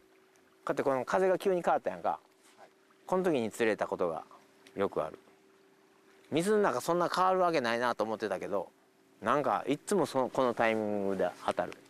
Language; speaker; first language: Japanese; native; Japanese